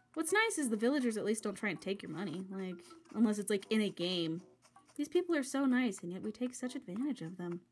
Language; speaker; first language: English; native; English